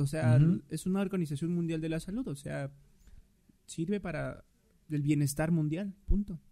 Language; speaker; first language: Spanish; native; Spanish